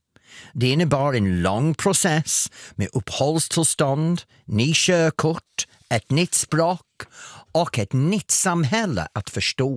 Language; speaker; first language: Swedish; non-native, fluent; English